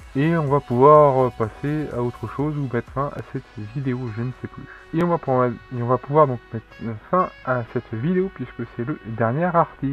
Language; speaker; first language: French; native; French